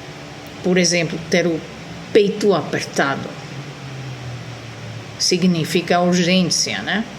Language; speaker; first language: Portuguese; non-native, fluent; Spanish